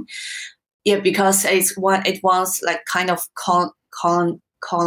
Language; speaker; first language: English; non-native, fluent; Chinese